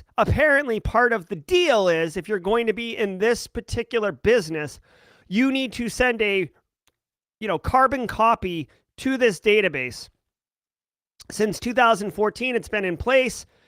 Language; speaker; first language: English; native; English